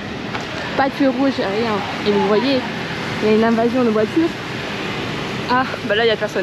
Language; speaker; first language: French; native; French